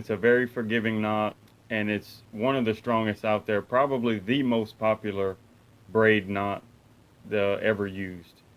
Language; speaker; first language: English; native; English